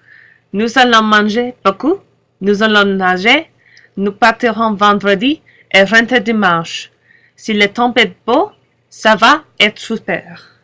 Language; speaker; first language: French; non-native, learner; English